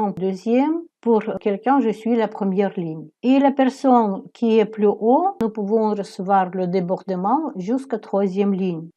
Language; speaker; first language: French; non-native, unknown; Ukrainian